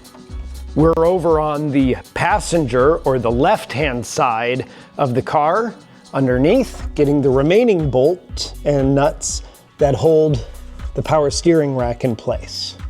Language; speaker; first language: English; native; English